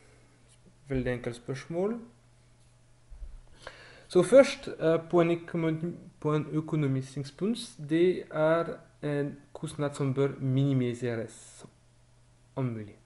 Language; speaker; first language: Norwegian; non-native, learner; French